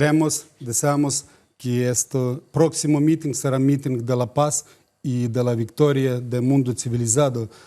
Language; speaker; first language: Spanish; non-native, fluent; Ukrainian